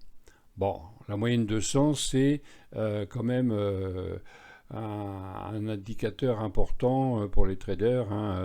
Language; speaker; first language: French; native; French